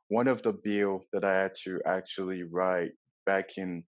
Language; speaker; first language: English; non-native, local second language; Yoruba